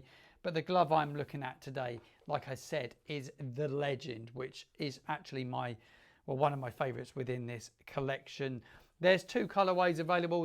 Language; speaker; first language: English; native; English